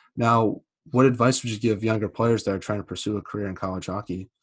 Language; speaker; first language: English; native; English